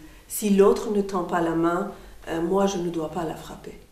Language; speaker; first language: French; non-native, fluent; Persian